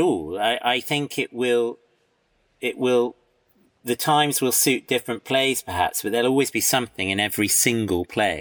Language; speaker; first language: English; native; English